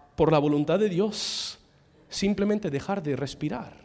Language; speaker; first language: Spanish; non-native, fluent; English